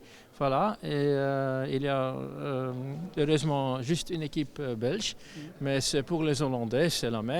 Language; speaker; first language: French; non-native, learner; Dutch